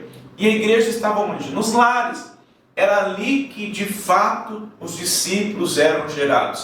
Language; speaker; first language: Portuguese; native; Portuguese